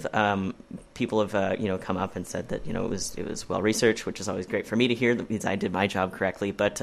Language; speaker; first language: English; native; English